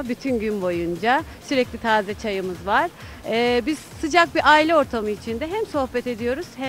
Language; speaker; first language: Turkish; native; Turkish